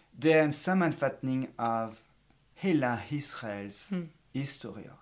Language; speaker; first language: Swedish; non-native, fluent; French